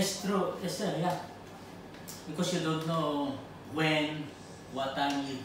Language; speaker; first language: English; non-native, learner; Filipino